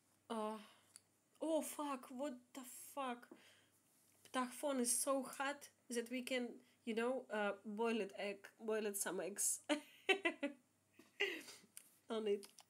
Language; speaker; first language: English; non-native, learner; Russian